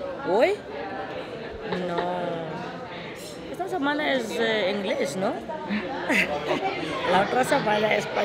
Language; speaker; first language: Spanish; non-native, learner; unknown